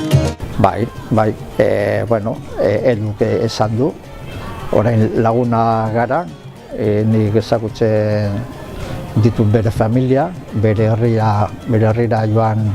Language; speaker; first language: Basque; non-native, local second language; Spanish